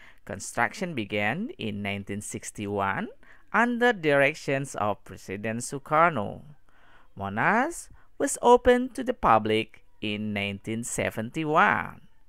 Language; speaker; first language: English; non-native, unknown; Indonesian